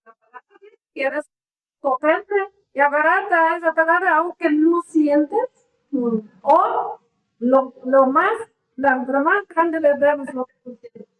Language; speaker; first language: Spanish; non-native, learner; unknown